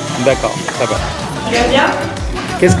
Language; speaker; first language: French; native; French